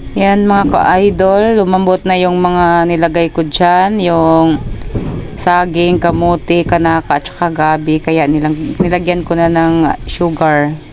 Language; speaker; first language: Filipino; non-native, local second language; Cebuano